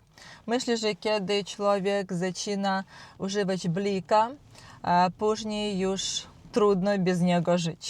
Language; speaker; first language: Polish; non-native, learner; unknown